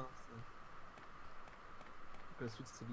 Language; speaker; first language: French; native; French